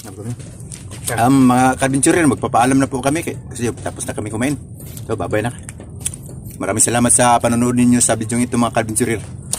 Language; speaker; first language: Filipino; non-native, local second language; Cebuano